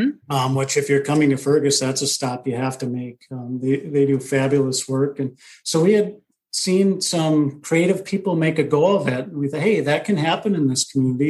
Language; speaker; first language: English; native; English